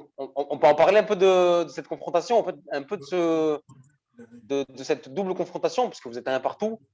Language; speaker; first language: French; native; French